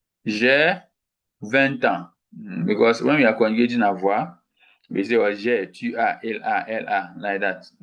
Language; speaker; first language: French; non-native, fluent; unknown